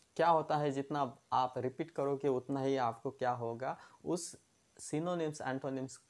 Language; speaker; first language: Hindi; non-native, local second language; Marathi